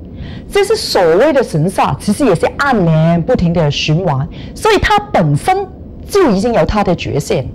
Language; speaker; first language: Chinese; non-native, local second language; Cantonese